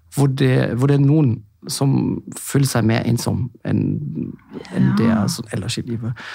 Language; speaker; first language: Norwegian; non-native, fluent; German